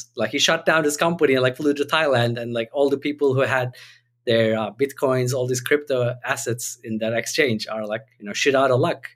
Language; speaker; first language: English; non-native, fluent; Turkish